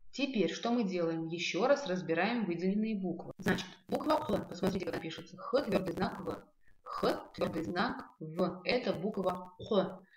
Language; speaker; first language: Russian; non-native, local second language; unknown